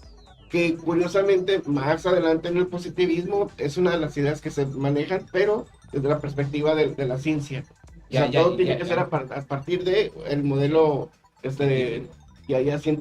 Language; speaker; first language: Spanish; native; Spanish